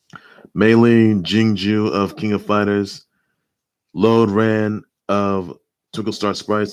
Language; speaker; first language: English; native; English